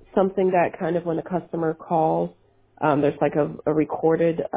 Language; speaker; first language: English; early bilingual, other home language; Spanish